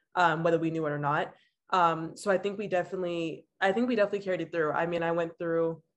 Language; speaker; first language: English; native; English